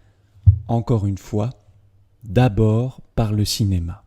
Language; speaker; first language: French; native; French